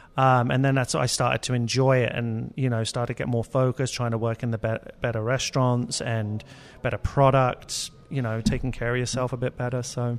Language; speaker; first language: English; native; English